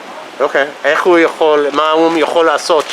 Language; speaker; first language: Hebrew; non-native, fluent; English